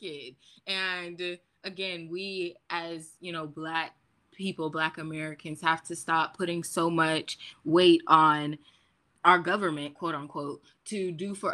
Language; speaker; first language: English; native; English